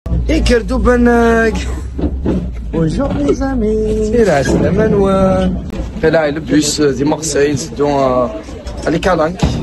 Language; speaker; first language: French; non-native, local second language; Arabic